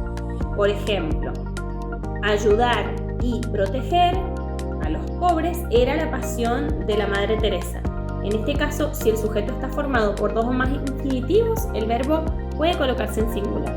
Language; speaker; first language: Spanish; native; Spanish